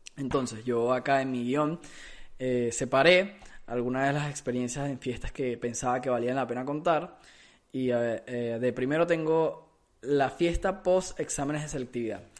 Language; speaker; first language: Spanish; native; Spanish